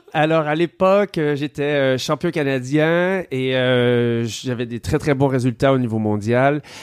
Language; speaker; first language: French; native; French